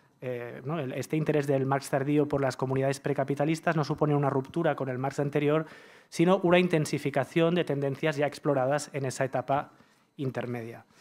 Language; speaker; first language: Spanish; native; Spanish